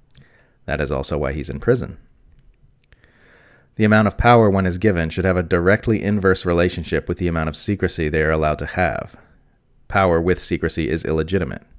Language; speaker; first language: English; native; English